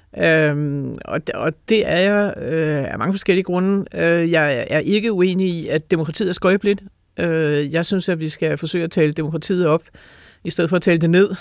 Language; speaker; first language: Danish; native; Danish